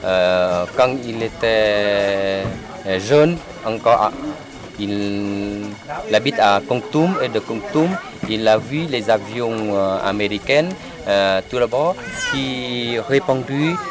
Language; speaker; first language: French; non-native, fluent; Vietnamese